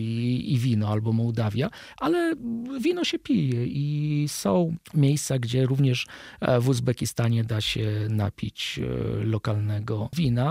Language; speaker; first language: Polish; native; Polish